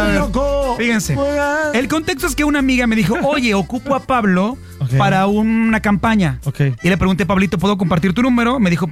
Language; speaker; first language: Spanish; native; Spanish